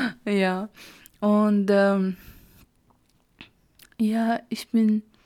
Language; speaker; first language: German; non-native, learner; Persian